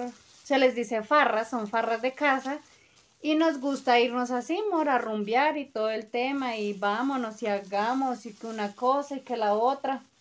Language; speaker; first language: Spanish; native; Spanish